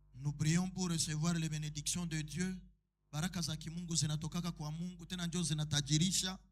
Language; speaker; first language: French; non-native, local second language; Swahili